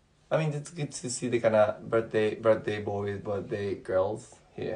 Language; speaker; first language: English; non-native, fluent; Japanese